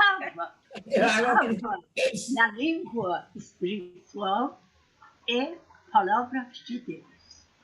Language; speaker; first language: Portuguese; non-native, fluent; Persian